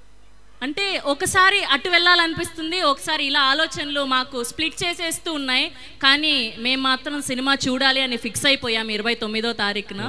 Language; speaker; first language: Telugu; native; Telugu